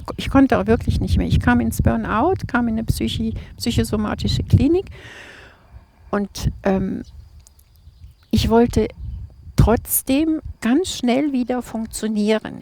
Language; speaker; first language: German; native; German